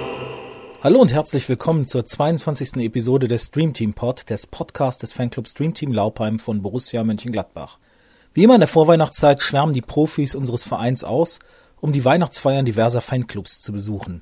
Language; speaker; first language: German; native; German